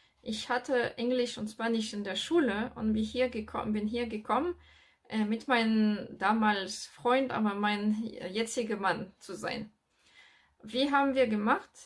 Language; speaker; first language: German; non-native, learner; French